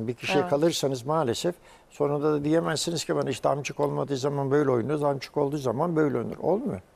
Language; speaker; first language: Turkish; native; Turkish